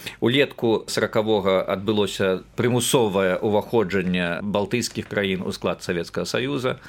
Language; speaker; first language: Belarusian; native; Belarusian